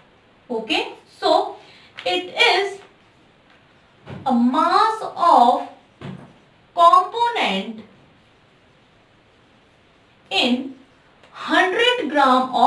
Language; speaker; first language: English; non-native, local second language; Hindi